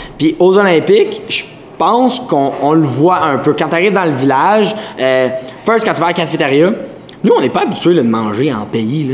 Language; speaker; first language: French; native; French